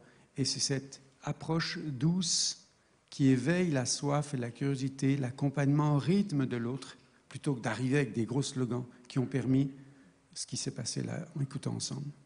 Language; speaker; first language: French; native; French